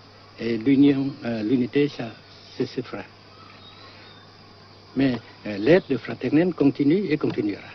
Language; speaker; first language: French; non-native, fluent; Vietnamese